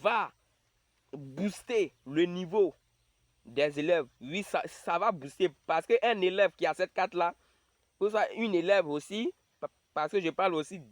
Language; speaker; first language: French; non-native, local second language; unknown